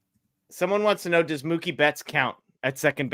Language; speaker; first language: English; native; English